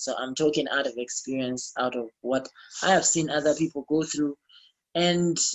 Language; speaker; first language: English; non-native, local second language; Bemba